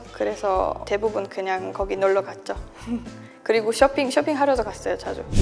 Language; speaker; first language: Korean; non-native, fluent; Polish